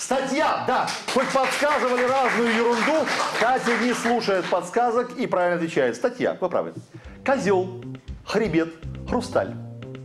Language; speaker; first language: Russian; native; Russian